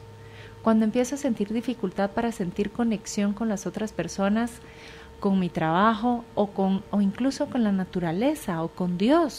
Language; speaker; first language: Spanish; native; Spanish